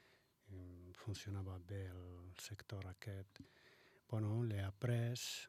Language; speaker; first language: Catalan; non-native, learner; Arabic